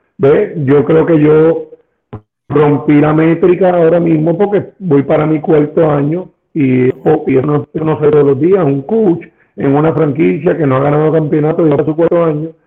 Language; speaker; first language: Spanish; native; Spanish